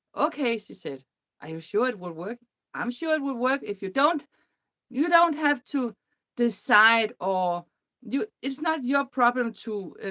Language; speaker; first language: English; non-native, fluent; Danish